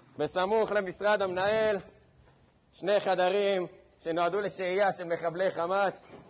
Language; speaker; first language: Hebrew; native; Hebrew